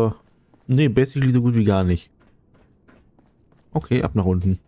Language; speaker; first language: German; native; German